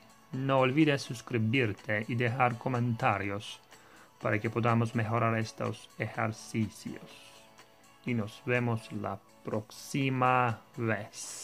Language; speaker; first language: Spanish; non-native, learner; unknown